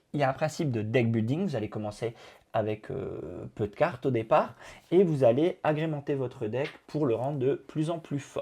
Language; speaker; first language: French; native; French